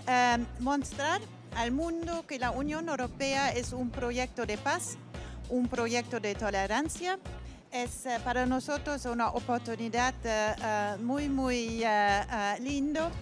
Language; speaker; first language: Spanish; non-native, fluent; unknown